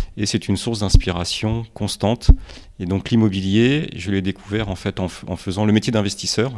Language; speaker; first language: French; early bilingual, other home language; Romanian